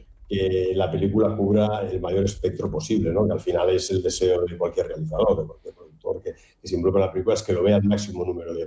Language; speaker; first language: Spanish; native; Spanish